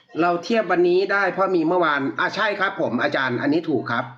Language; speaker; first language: Thai; native; Thai